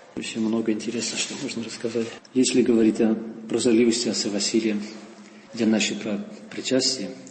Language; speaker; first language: Russian; non-native, fluent; Dutch